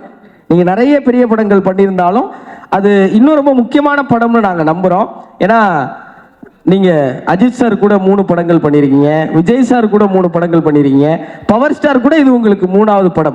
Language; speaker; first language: Tamil; native; Tamil